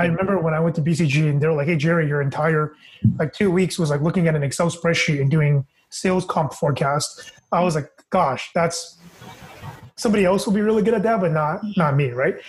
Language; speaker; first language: English; native; English